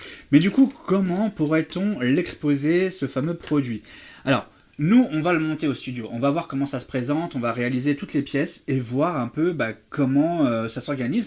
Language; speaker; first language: French; native; French